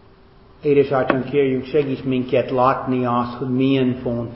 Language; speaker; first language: Hungarian; non-native, fluent; English